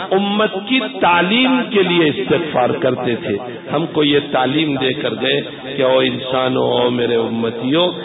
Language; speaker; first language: Urdu; non-native, local second language; Gujarati